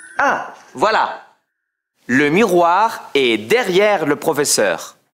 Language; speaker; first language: French; non-native, fluent; Spanish